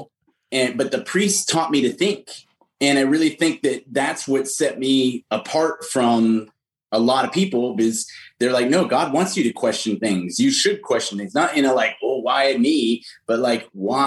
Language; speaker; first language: English; native; English